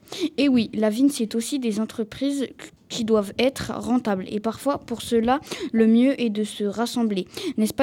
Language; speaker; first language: French; native; French